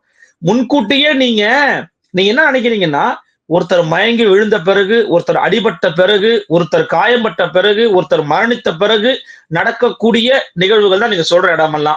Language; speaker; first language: Tamil; native; Tamil